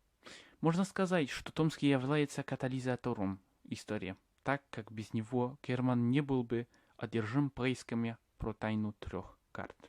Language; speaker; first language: Russian; non-native, learner; English